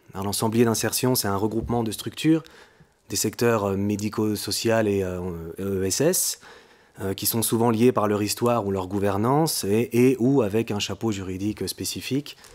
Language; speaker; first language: French; native; French